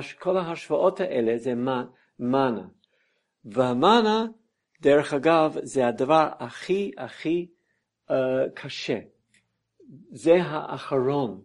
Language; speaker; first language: Hebrew; non-native, fluent; English